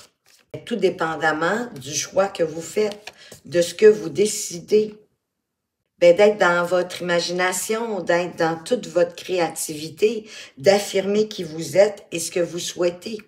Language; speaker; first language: French; native; French